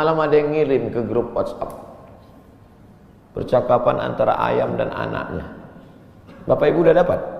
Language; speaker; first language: Malay; native; Malay